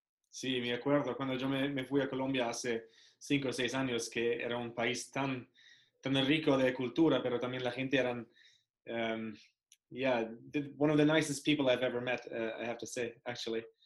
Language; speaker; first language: Spanish; non-native, fluent; German